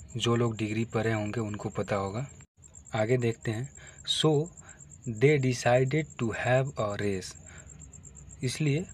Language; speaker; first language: Hindi; native; Hindi